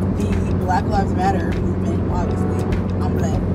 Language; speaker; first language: English; native; English